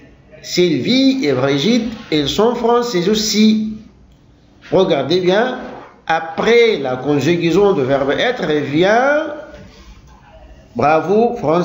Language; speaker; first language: French; non-native, local second language; Arabic